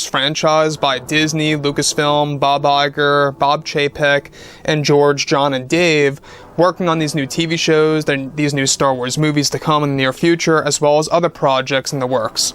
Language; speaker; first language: English; native; English